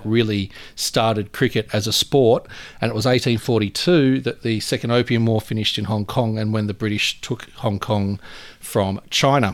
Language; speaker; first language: English; native; English